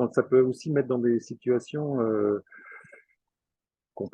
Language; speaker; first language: French; native; French